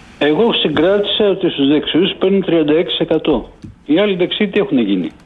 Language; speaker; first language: Greek; native; Greek